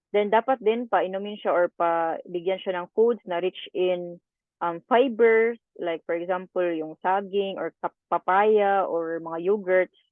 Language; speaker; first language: Filipino; native; Filipino